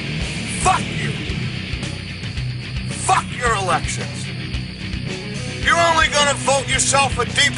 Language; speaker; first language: English; native; English